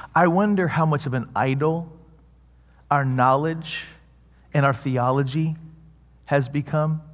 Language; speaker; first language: English; native; English